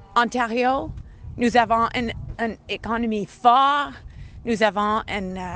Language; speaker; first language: French; non-native, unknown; English